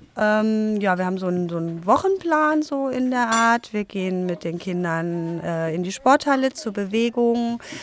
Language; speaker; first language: German; native; German